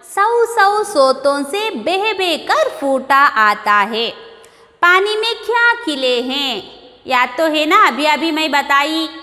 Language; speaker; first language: Hindi; non-native, local second language; Kannada